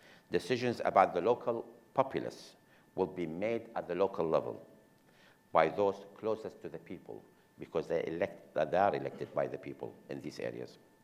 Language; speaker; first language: English; non-native, fluent; Arabic